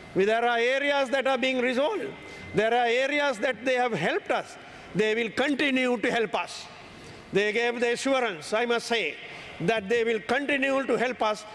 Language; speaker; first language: English; non-native, local second language; Sinhala